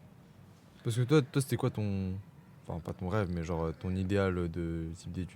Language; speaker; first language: French; native; French